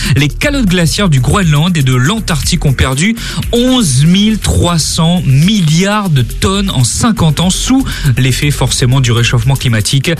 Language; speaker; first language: French; native; French